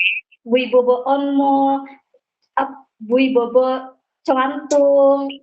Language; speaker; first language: Chinese; non-native, learner; Indonesian